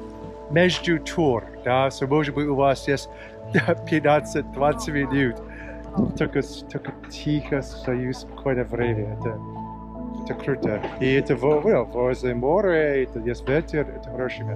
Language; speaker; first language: Russian; non-native, learner; English